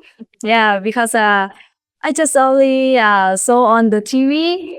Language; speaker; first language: English; non-native, learner; Lao